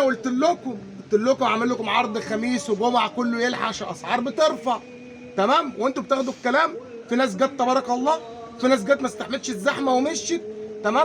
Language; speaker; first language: Arabic; native; Arabic